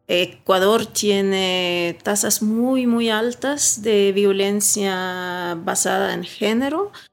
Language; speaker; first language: Spanish; early bilingual, heritage; Swedish